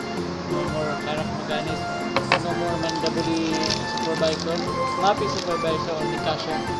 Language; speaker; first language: English; non-native, local second language; Filipino